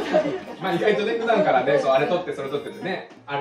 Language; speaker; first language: Japanese; native; Japanese